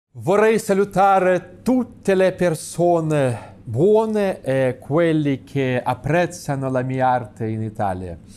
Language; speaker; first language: Italian; non-native, fluent; Russian